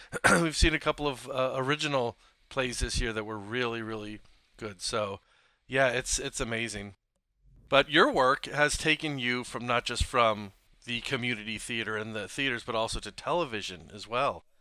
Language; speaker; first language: English; native; English